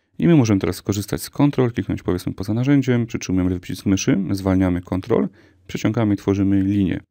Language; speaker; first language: Polish; native; Polish